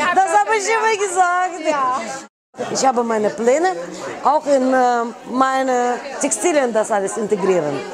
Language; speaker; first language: German; non-native, fluent; Russian